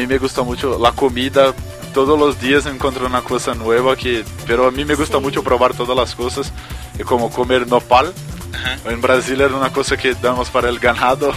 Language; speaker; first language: Spanish; non-native, learner; Portuguese